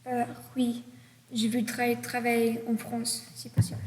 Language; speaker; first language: French; non-native, learner; English